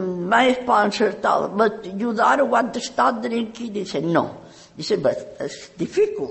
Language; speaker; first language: English; non-native, learner; Catalan